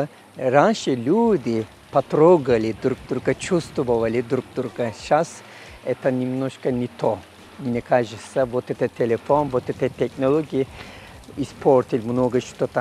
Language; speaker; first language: Russian; non-native, learner; Turkish